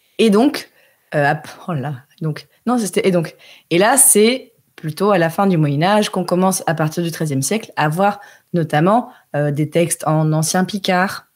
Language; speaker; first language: French; early bilingual, heritage; French